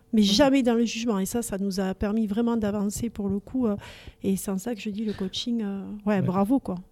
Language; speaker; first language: French; native; French